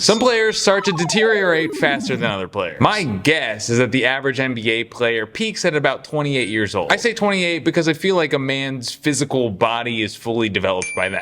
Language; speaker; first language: English; native; English